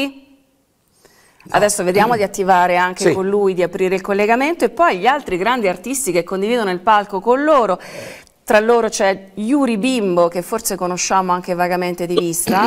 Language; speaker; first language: Italian; native; Italian